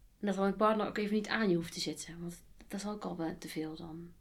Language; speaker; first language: Dutch; native; Dutch